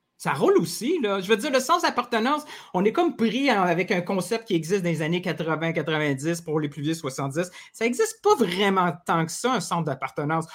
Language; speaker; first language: French; native; French